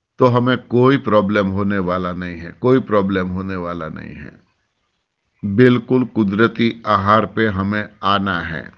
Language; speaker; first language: Hindi; non-native, local second language; Gujarati